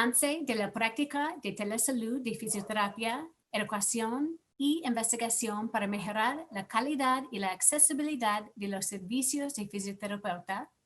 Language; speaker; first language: Spanish; non-native, fluent; English